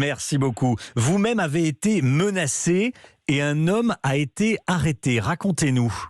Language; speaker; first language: French; native; French